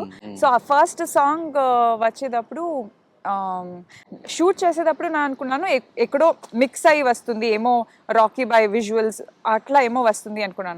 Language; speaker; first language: Telugu; non-native, learner; Kannada